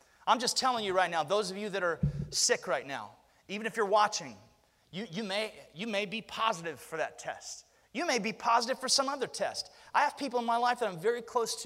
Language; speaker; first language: English; native; English